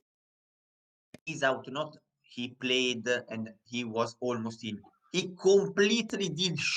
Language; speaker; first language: English; non-native, learner; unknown